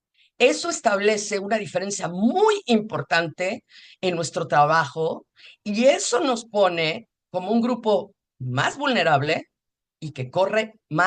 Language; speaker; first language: Spanish; native; Spanish